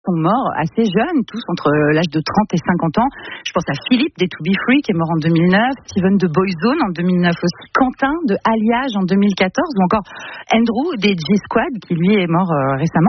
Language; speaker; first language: French; native; French